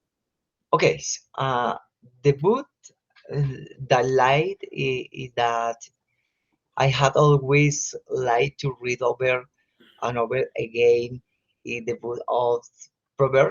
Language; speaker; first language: English; non-native, learner; Spanish